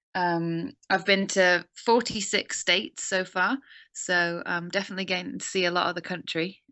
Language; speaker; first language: English; native; English